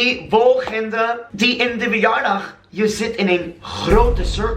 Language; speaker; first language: Dutch; non-native, learner; English